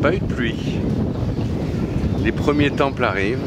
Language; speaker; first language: French; native; French